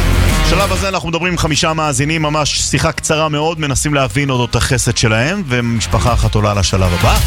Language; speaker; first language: Hebrew; native; Hebrew